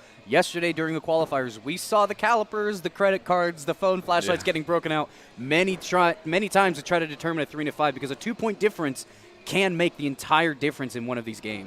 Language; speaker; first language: English; native; English